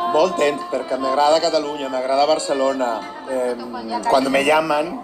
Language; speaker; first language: Catalan; non-native, learner; Spanish